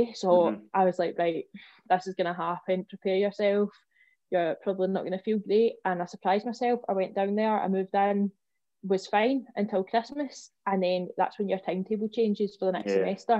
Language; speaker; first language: English; native; English